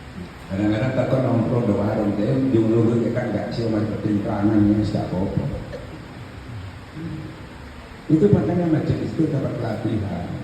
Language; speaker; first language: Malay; non-native, local second language; Javanese